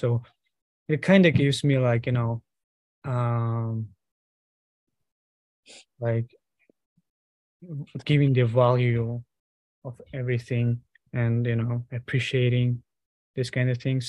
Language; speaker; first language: English; non-native, fluent; Mongolian